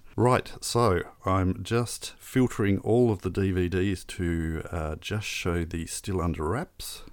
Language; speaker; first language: English; native; English